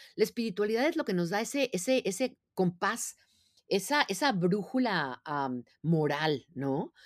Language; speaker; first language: Spanish; native; Spanish